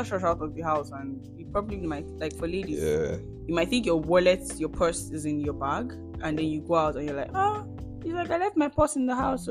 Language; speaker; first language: English; non-native, local second language; Yoruba